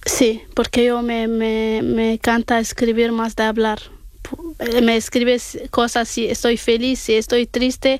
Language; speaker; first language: Spanish; non-native, learner; Arabic